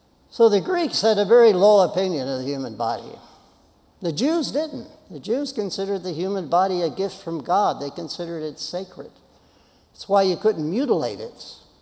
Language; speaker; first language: English; native; English